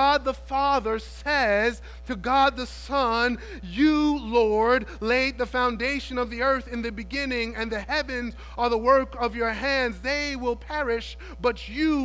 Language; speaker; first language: English; native; English